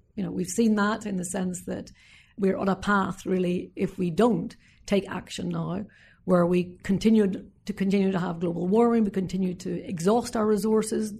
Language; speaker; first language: English; native; English